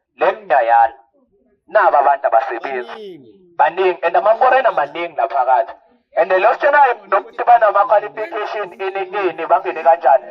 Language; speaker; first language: Zulu; native; Zulu